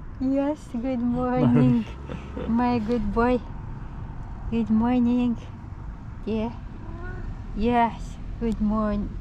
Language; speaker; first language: English; non-native, learner; Turkish